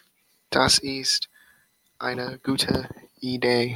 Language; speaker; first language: German; non-native, learner; English